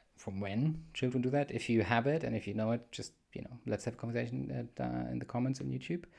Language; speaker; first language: English; non-native, fluent; German